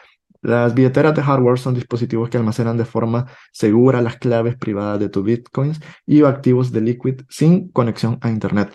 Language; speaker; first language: Spanish; native; Spanish